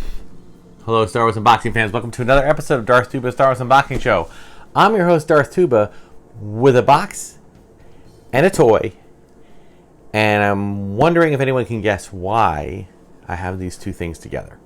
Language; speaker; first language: English; native; English